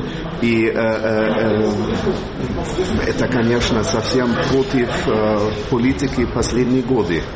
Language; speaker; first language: Russian; non-native, fluent; German